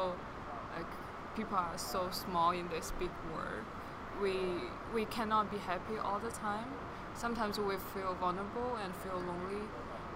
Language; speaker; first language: English; non-native, fluent; Chinese